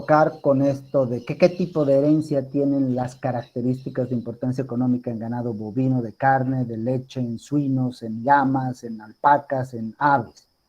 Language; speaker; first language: Spanish; native; Spanish